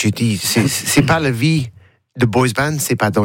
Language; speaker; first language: French; non-native, learner; English